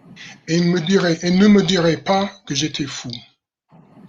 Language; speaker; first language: French; non-native, fluent; English